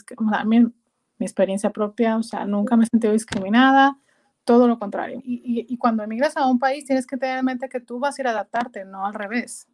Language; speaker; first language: Spanish; native; Spanish